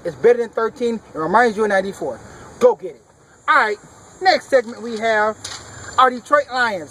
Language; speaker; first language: English; native; English